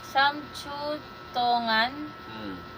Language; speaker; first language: Korean; non-native, learner; Filipino